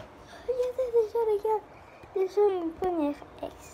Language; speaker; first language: French; native; French